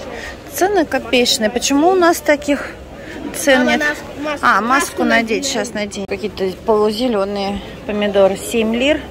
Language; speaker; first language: Russian; native; Russian